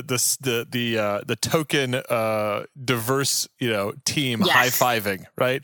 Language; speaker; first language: English; native; English